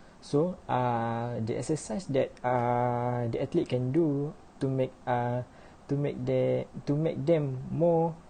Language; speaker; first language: English; non-native, learner; Malay